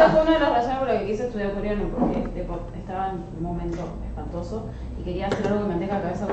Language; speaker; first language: Spanish; native; Spanish